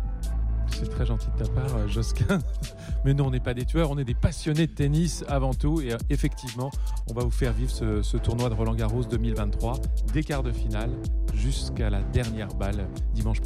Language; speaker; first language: French; native; French